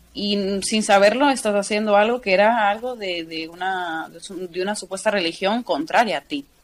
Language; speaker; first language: Spanish; early bilingual, other home language; Portuguese